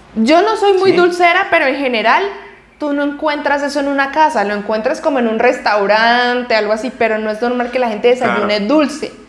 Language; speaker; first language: Spanish; native; Spanish